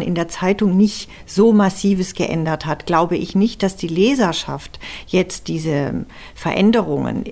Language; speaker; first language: German; native; German